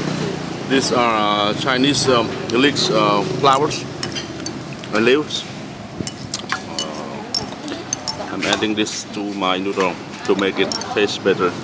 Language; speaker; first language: English; non-native, learner; Khmer